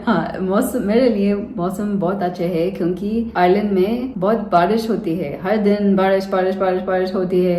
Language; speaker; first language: Hindi; non-native, learner; English